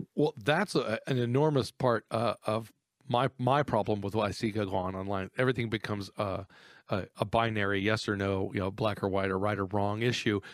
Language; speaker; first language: English; native; English